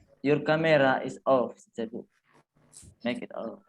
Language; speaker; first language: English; non-native, learner; Indonesian